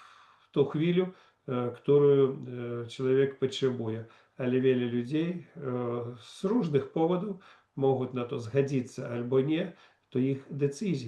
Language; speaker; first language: Polish; non-native, learner; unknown